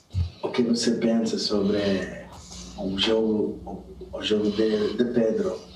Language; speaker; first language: Portuguese; non-native, fluent; English